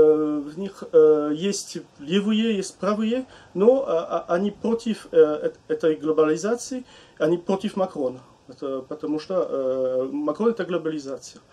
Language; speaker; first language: Russian; non-native, learner; French